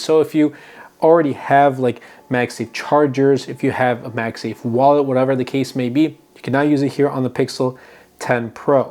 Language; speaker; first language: English; native; English